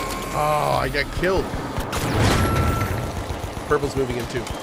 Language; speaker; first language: English; native; English